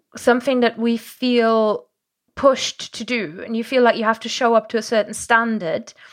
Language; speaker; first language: English; non-native, fluent; German